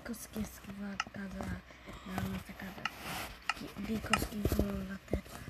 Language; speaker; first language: Italian; early bilingual, other home language; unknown